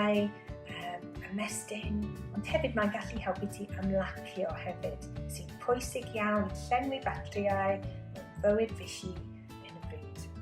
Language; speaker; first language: Welsh; non-native, local second language; English